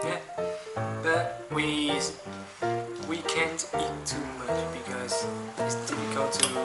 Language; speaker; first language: English; non-native, learner; Chinese